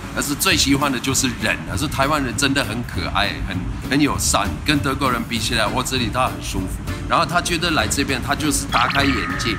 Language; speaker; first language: Chinese; non-native, fluent; German